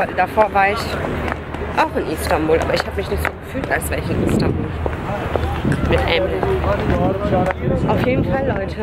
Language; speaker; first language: German; early bilingual, other home language; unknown